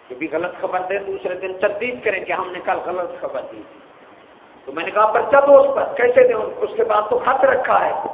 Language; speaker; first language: Urdu; non-native, local second language; Punjabi